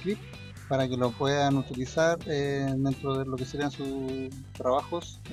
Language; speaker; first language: Spanish; native; Spanish